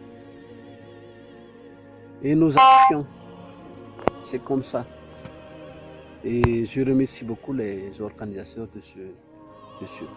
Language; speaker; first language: French; non-native, local second language; Malagasy